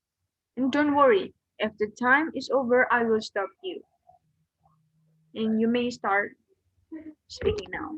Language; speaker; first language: English; non-native, learner; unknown